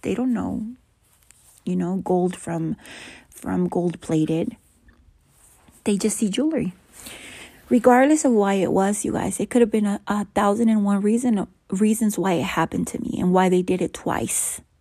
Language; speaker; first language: English; early bilingual, other home language; Spanish